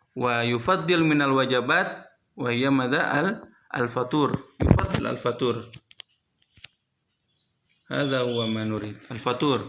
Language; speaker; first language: Arabic; non-native, fluent; Indonesian